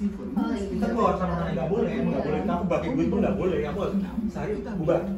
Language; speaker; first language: Indonesian; native; Indonesian